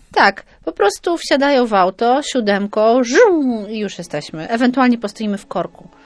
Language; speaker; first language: Polish; native; Polish